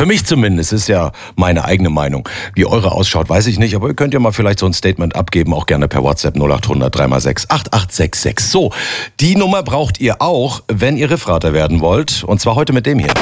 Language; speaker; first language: German; native; German